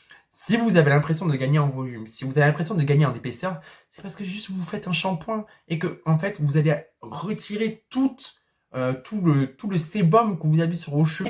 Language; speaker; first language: French; native; French